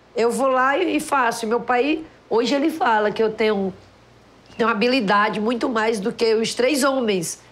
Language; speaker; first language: Portuguese; native; Portuguese